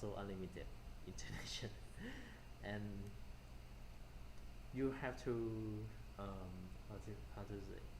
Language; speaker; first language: English; non-native, fluent; Thai